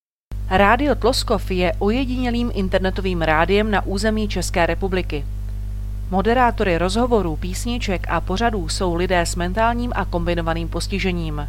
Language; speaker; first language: Czech; native; Czech